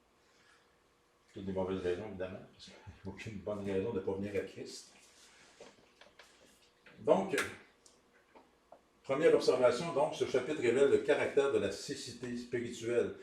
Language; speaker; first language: French; native; French